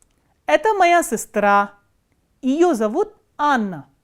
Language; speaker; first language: Russian; non-native, fluent; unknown